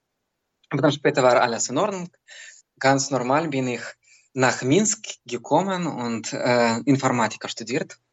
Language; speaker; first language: German; non-native, fluent; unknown